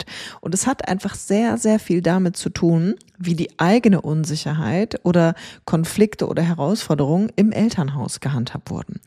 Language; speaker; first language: German; native; German